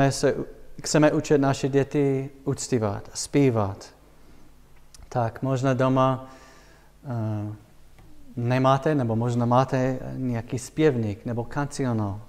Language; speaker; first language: Czech; non-native, fluent; English